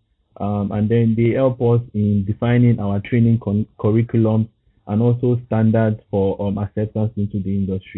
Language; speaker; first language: English; non-native, local second language; Yoruba